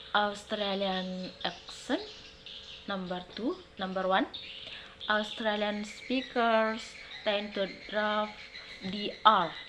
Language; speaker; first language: English; non-native, learner; Indonesian